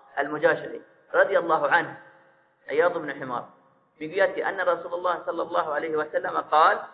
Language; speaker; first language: Persian; native; Persian